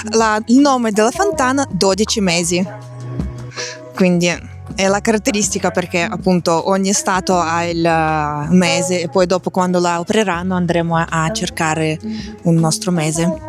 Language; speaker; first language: Italian; non-native, fluent; Russian